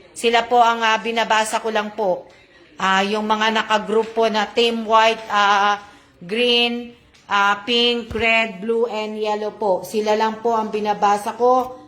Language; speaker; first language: Filipino; non-native, local second language; Cebuano